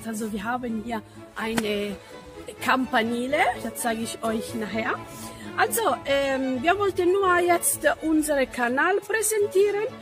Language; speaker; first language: German; non-native, fluent; Italian